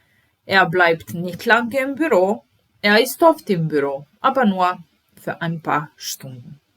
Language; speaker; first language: German; non-native, fluent; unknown